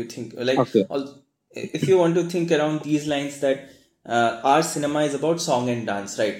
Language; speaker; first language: English; non-native, local second language; Assamese